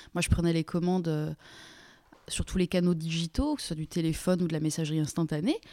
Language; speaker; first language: French; native; French